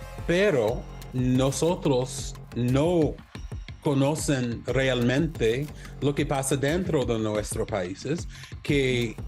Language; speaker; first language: Spanish; non-native, learner; English